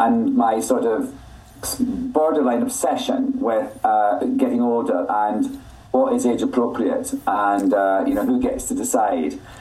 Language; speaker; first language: English; native; English